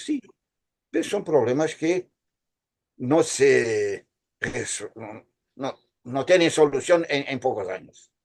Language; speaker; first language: Spanish; non-native, fluent; Portuguese